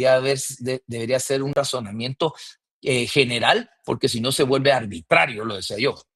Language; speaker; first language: Spanish; native; Spanish